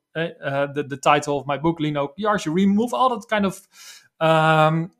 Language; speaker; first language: English; non-native, fluent; Dutch